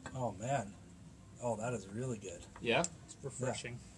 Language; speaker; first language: English; native; English